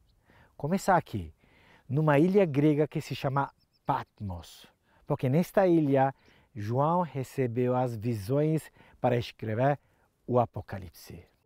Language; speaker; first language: Portuguese; non-native, fluent; Turkish